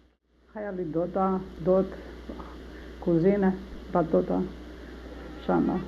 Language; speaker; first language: Hebrew; non-native, learner; Hungarian